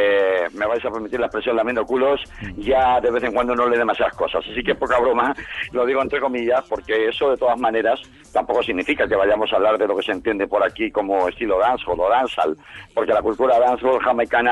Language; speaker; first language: Spanish; native; Spanish